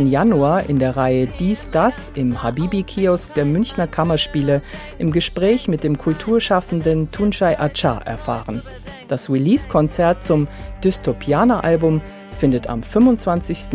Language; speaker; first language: German; native; German